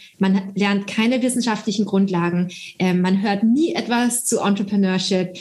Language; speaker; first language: German; early bilingual, other home language; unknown